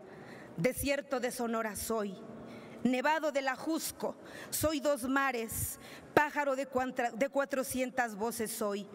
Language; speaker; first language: Spanish; native; Spanish